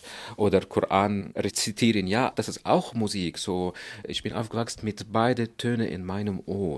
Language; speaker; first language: German; non-native, fluent; Arabic